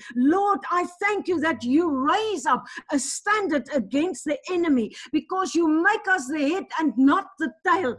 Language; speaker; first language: English; non-native, local second language; Afrikaans